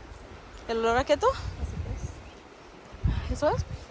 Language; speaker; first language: Spanish; early bilingual, heritage; Spanish